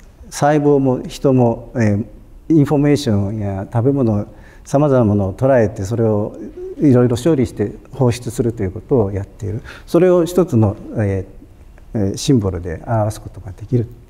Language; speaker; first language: Japanese; native; Japanese